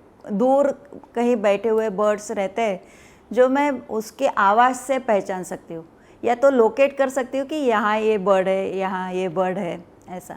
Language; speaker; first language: Hindi; non-native, local second language; Marathi